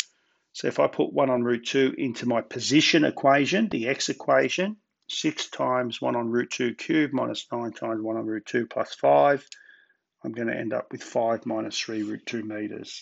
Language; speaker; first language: English; native; English